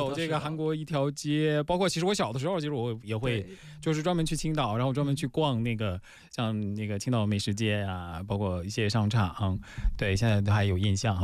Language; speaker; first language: Chinese; native; Chinese